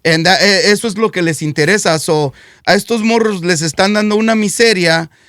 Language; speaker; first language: Spanish; early bilingual, heritage; Spanish